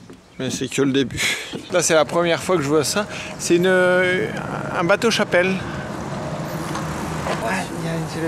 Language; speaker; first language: French; native; French